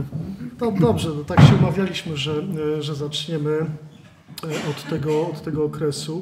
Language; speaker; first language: Polish; native; Polish